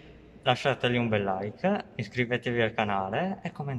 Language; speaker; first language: Italian; native; Italian